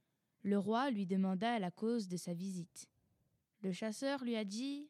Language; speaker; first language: French; native; French